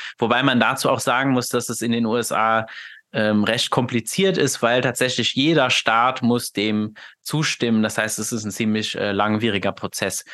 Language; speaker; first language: German; non-native, fluent; Luxembourgish